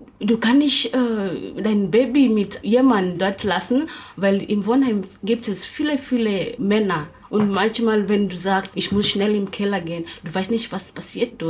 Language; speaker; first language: German; non-native, learner; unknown